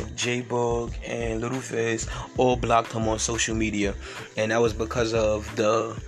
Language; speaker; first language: English; native; English